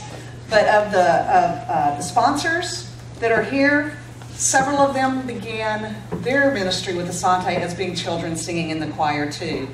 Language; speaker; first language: English; native; English